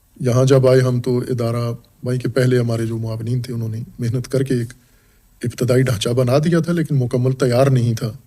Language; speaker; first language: Urdu; native; Urdu